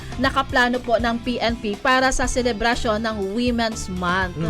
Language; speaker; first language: Filipino; non-native, local second language; Bikol